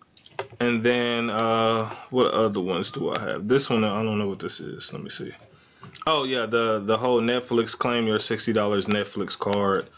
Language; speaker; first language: English; native; English